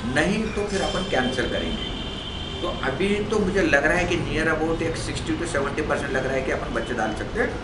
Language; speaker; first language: Hindi; non-native, local second language; Marathi